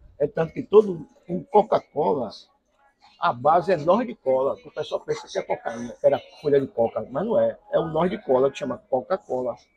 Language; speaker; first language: Portuguese; native; Portuguese